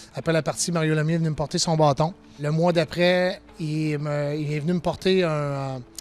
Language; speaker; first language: French; native; French